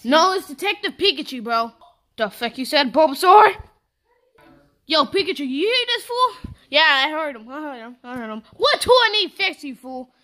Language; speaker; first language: English; native; English